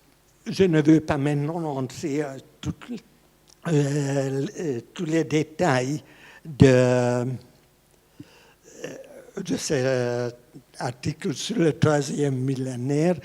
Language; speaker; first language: French; non-native, fluent; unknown